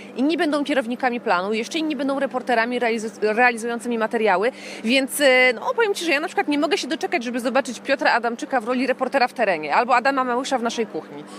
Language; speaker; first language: Polish; native; Polish